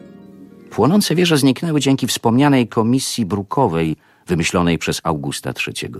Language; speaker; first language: Polish; native; Polish